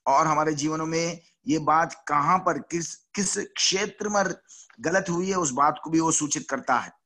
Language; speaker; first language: Hindi; non-native, local second language; Telugu